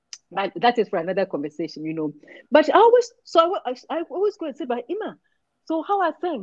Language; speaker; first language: English; non-native, local second language; Akan